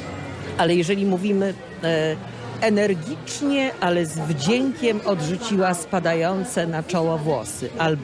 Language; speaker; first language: Polish; native; Polish